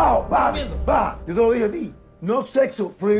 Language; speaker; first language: Spanish; native; Spanish